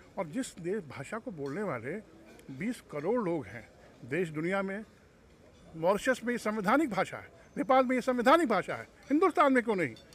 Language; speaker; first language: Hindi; non-native, local second language; Bhojpuri